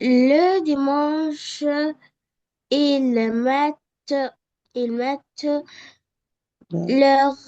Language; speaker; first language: French; non-native, learner; Arabic